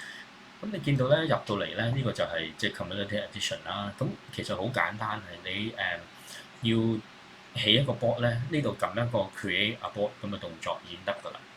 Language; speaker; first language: Cantonese; native; Cantonese